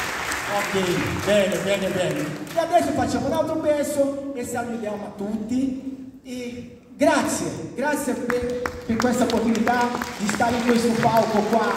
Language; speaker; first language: Italian; non-native, fluent; Portuguese